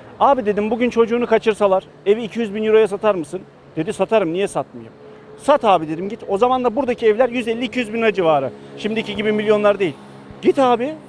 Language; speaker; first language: Turkish; early bilingual, heritage; Turkish